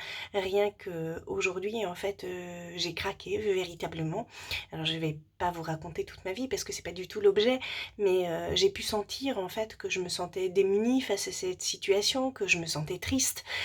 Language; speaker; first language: French; native; French